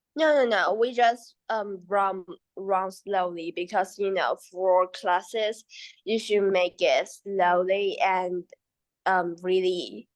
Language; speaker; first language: English; non-native, learner; Chinese